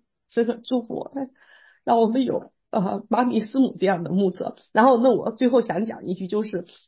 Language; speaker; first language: Chinese; native; Chinese